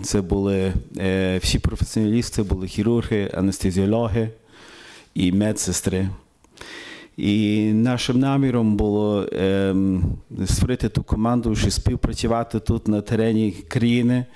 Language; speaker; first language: Ukrainian; early bilingual, heritage; Ukrainian